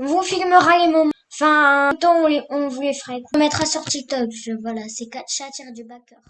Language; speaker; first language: French; native; French